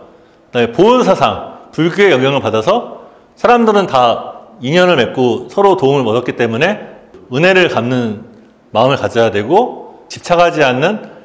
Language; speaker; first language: Korean; native; Korean